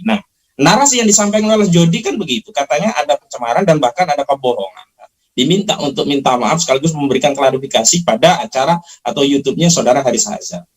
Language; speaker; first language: Indonesian; native; Indonesian